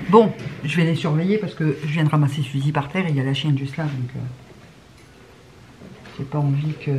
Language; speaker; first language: French; native; French